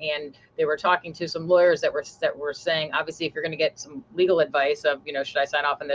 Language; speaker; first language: English; native; English